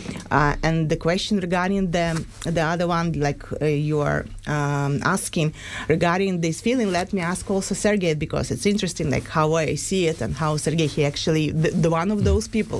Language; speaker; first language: English; non-native, fluent; Ukrainian